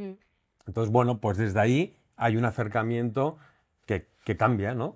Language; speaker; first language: Spanish; native; Spanish